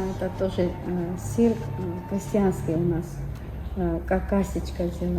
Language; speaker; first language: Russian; non-native, fluent; Georgian